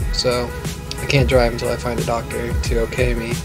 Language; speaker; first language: English; native; English